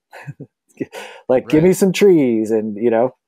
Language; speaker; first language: English; native; English